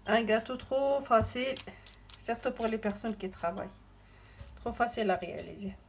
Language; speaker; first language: French; non-native, local second language; Arabic